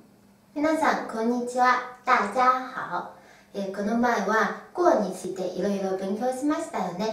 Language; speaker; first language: Japanese; non-native, fluent; Chinese